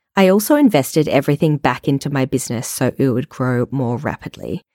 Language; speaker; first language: English; native; English